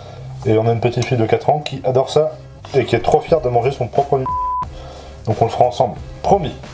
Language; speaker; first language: French; native; French